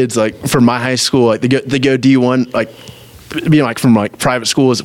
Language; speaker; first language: English; native; English